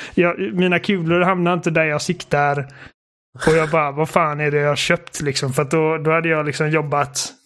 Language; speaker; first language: Swedish; native; Swedish